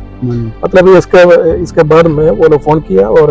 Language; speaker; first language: Hindi; non-native, local second language; Malayalam